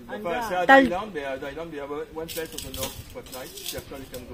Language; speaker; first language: English; non-native, learner; French